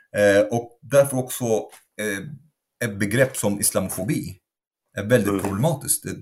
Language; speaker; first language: Swedish; non-native, fluent; Arabic